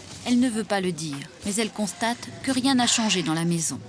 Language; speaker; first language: French; native; French